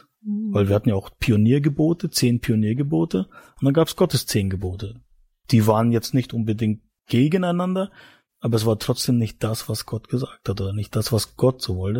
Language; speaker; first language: German; native; German